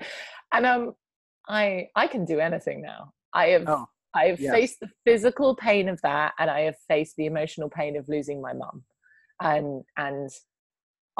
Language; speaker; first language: English; native; English